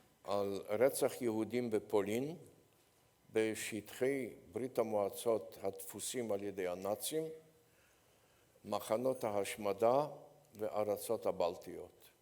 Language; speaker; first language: Hebrew; non-native, fluent; Polish